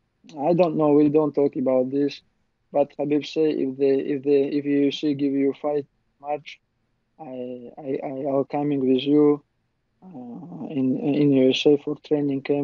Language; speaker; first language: English; non-native, learner; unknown